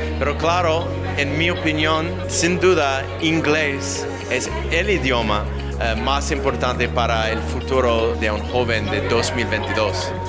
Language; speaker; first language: Spanish; non-native, learner; English